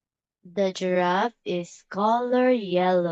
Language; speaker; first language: English; non-native, learner; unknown